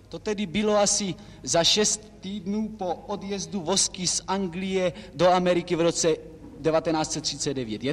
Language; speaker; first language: Czech; native; Czech